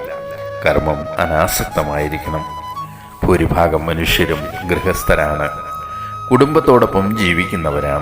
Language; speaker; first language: Malayalam; native; Malayalam